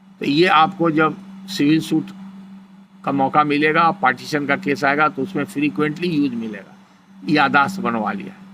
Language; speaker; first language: Hindi; native; Hindi